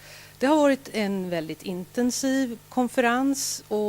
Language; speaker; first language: Swedish; native; Swedish